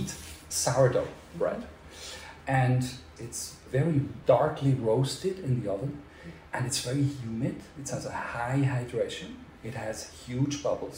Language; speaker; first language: English; non-native, fluent; Swiss German